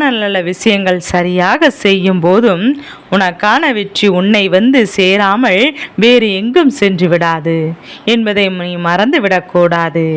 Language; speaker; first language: Tamil; native; Tamil